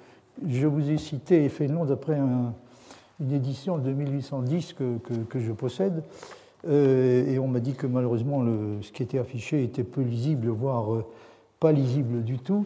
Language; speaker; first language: French; native; French